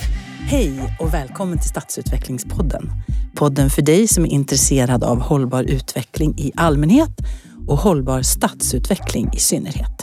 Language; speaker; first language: Swedish; native; Swedish